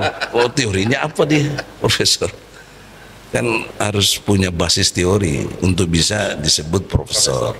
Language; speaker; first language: Indonesian; native; Indonesian